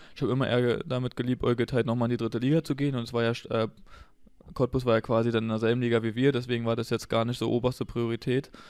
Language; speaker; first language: German; native; German